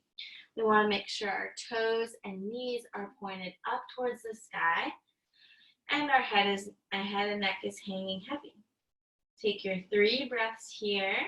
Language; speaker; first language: English; native; English